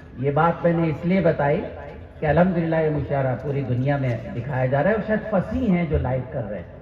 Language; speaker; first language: Urdu; native; Urdu